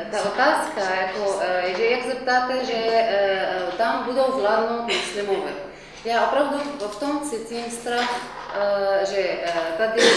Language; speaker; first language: Czech; non-native, fluent; Arabic